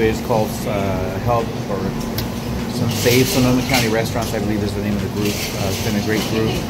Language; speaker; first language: English; native; English